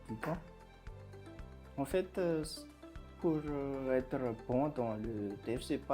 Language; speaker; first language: French; non-native, local second language; Malagasy